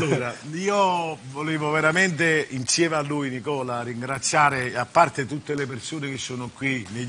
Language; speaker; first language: Italian; native; Italian